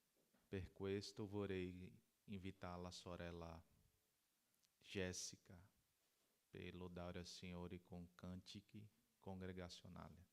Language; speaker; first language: Italian; non-native, learner; Portuguese